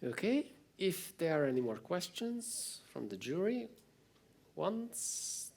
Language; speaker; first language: English; non-native, fluent; Romanian